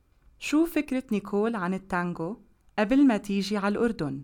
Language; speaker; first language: Arabic; native; Arabic